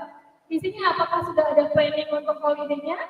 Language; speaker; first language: Indonesian; native; Indonesian